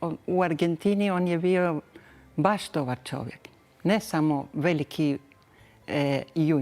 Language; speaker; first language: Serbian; early bilingual, heritage; Spanish